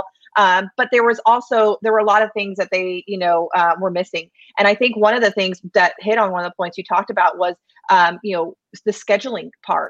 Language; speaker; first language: English; native; English